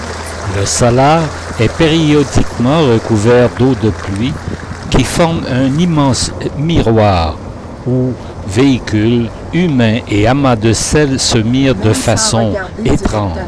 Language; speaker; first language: French; native; French